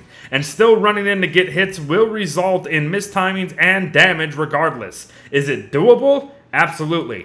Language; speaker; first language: English; native; English